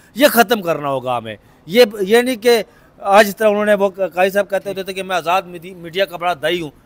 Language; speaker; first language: Urdu; native; Urdu